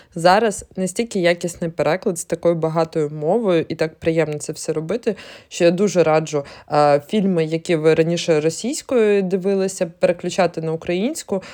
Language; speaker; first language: Ukrainian; non-native, local second language; Russian